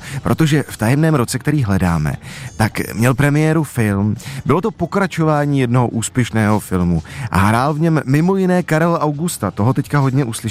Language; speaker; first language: Czech; native; Czech